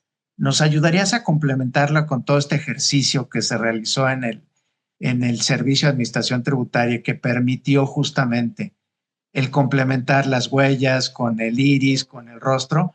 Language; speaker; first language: Spanish; native; Spanish